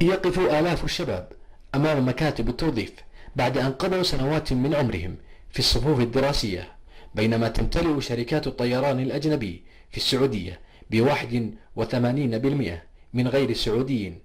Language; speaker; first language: Arabic; native; Arabic